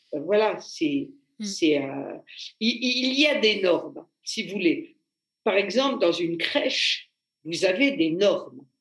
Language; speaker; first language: French; native; French